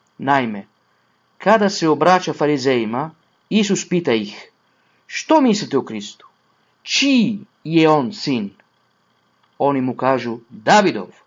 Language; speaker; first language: Croatian; non-native, fluent; Italian